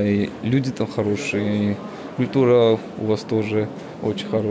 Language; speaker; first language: Russian; non-native, learner; Georgian